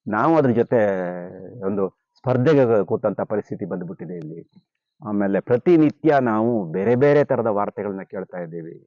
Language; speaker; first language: Kannada; native; Kannada